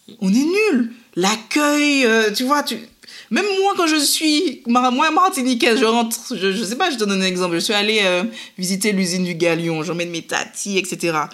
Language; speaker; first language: French; native; French